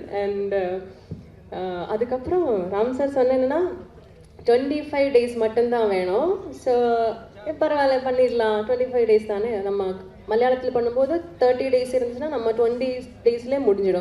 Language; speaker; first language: Tamil; non-native, learner; Malayalam